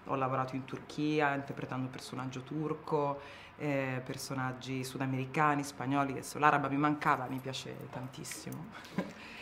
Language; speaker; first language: Italian; native; Italian